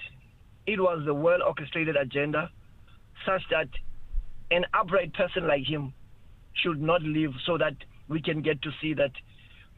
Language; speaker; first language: English; non-native, local second language; Xhosa